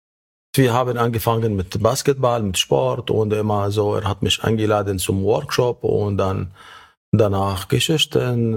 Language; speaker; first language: German; non-native, learner; Arabic